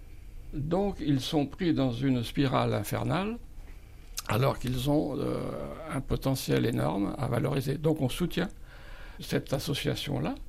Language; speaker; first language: French; native; French